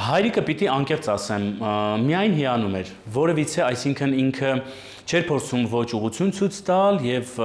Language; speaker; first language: Armenian; early bilingual, heritage; Armenian